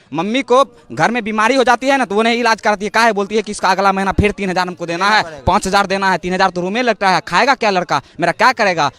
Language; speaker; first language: Hindi; native; Hindi